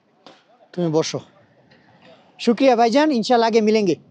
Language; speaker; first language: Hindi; non-native, fluent; Bangla